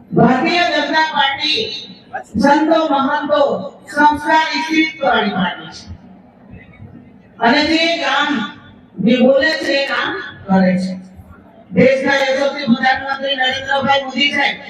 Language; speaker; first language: Gujarati; non-native, local second language; Rathawi